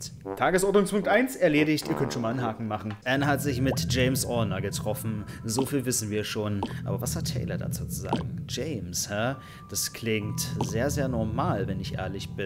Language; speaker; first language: German; native; German